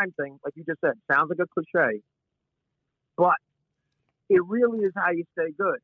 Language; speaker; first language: English; native; English